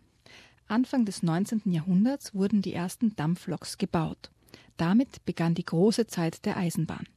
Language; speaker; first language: German; native; German